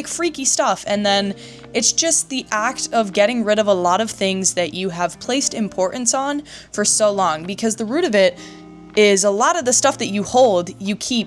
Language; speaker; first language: English; native; English